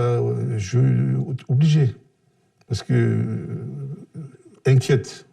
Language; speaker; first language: French; non-native, learner; Turkish